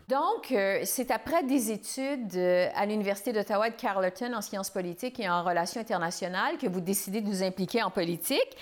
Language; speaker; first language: French; native; French